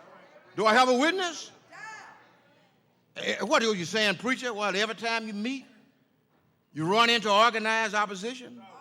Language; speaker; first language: English; native; English